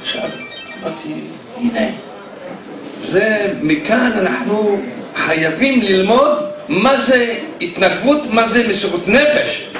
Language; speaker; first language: Hebrew; non-native, fluent; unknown